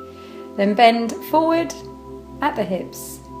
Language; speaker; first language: English; native; English